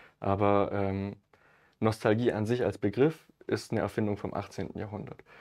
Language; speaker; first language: German; early bilingual, other home language; Italian